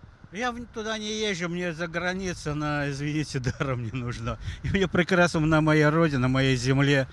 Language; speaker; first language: Russian; native; Russian